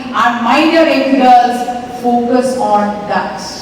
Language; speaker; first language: English; non-native, local second language; Tamil